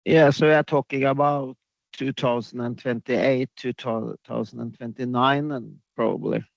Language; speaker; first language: English; non-native, fluent; Norwegian